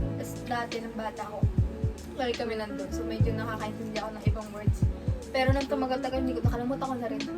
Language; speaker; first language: Filipino; native; Filipino